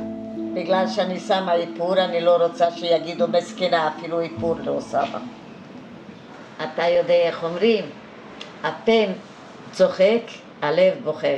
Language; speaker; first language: Hebrew; non-native, fluent; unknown